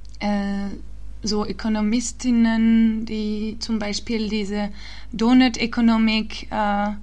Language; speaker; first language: German; early bilingual, heritage; German